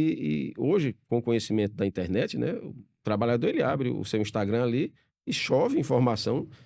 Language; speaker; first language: Portuguese; native; Portuguese